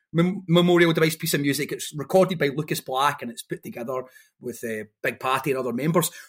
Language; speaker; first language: English; native; English